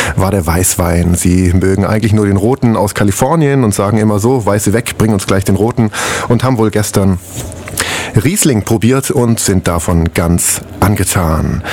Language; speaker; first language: German; native; German